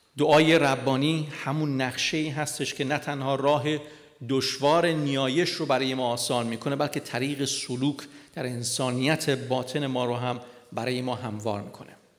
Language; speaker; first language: Persian; non-native, local second language; Armenian